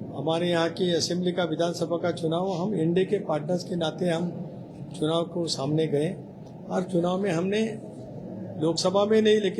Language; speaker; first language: Hindi; non-native, local second language; Marathi